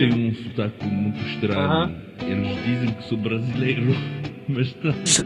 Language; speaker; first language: Portuguese; early bilingual, heritage; French